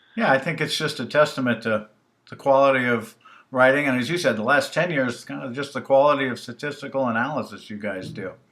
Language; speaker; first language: English; native; English